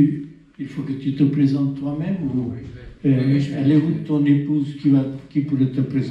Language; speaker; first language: French; non-native, fluent; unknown